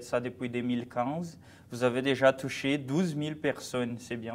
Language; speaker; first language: French; non-native, fluent; Portuguese